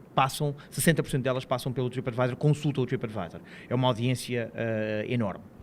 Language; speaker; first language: Portuguese; native; Portuguese